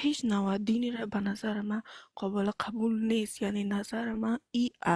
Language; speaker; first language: Persian; early bilingual, heritage; Persian